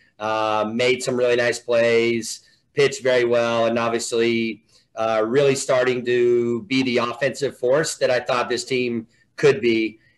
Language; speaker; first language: English; native; English